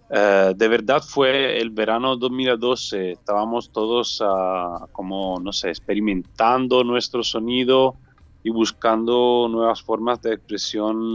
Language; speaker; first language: Spanish; non-native, learner; Italian